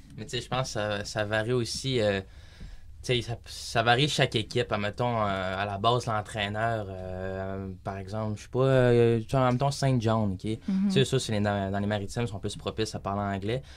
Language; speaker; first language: French; native; French